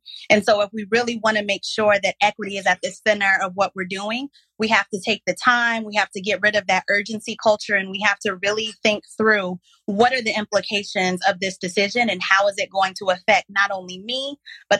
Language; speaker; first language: English; native; English